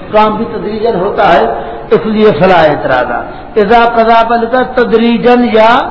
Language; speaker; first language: Urdu; non-native, local second language; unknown